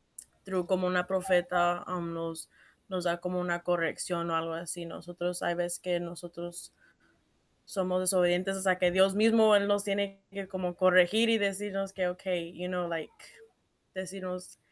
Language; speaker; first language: Spanish; early bilingual, heritage; Spanish